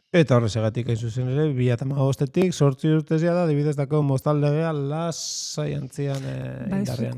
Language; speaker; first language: Basque; native; Basque